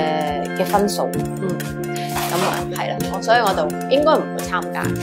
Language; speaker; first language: Cantonese; native; Cantonese